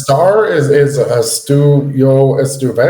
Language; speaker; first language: Spanish; non-native, learner; English